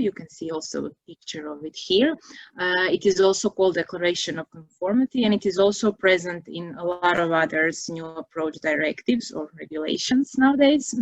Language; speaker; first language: English; non-native, fluent; Croatian